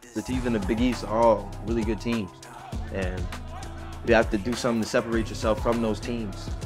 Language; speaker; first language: English; native; English